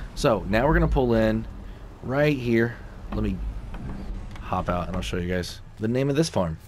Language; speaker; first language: English; native; English